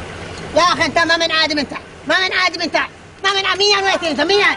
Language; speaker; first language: Arabic; native; Arabic